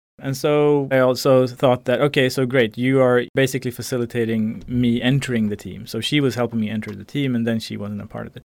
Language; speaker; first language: English; non-native, fluent; Swedish